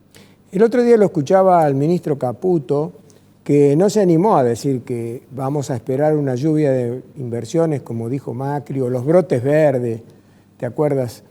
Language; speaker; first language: Spanish; native; Spanish